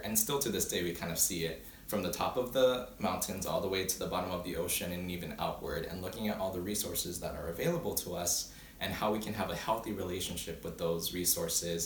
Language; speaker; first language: English; early bilingual, other home language; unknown